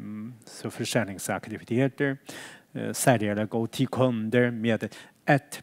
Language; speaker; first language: Swedish; non-native, fluent; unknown